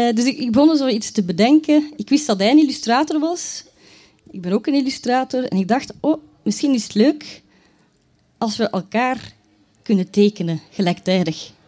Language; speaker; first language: Dutch; native; Dutch